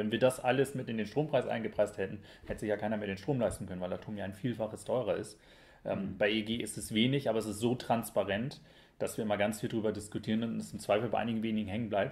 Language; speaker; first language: German; native; German